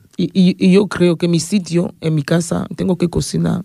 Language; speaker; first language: Spanish; non-native, fluent; French